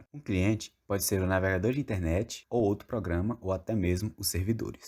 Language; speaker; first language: Portuguese; native; Portuguese